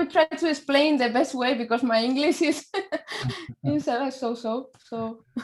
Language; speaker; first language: English; non-native, learner; Spanish